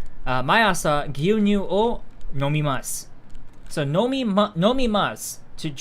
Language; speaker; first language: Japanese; non-native, learner; English